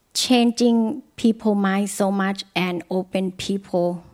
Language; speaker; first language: English; non-native, learner; Thai